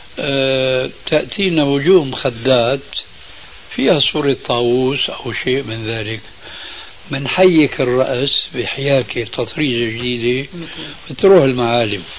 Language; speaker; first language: Arabic; early bilingual, other home language; Albanian